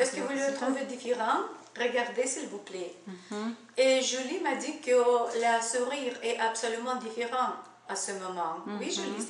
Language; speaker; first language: French; non-native, learner; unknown